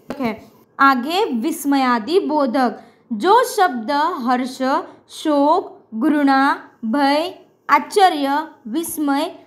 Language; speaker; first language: Hindi; non-native, local second language; Marathi